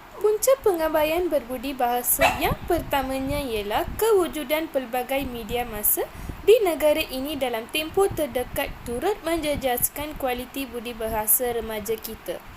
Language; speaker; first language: Malay; non-native, local second language; Tamil